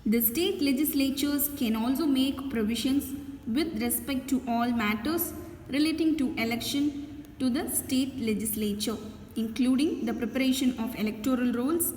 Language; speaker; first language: English; non-native, local second language; Tamil